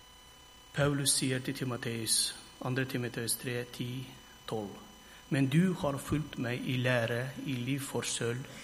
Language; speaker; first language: Norwegian; non-native, fluent; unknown